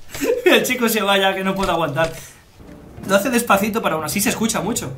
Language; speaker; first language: Spanish; native; Spanish